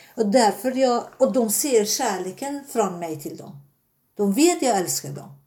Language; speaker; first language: Swedish; non-native, fluent; Persian